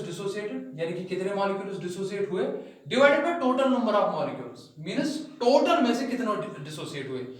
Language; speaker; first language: Hindi; non-native, local second language; Kashmiri